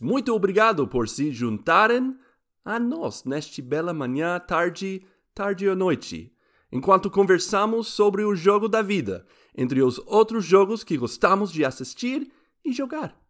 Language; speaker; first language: Portuguese; non-native, learner; English